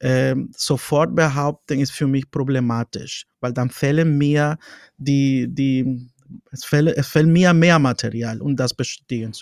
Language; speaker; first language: German; non-native, fluent; Spanish